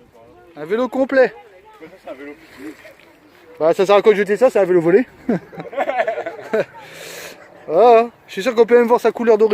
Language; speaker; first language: French; native; French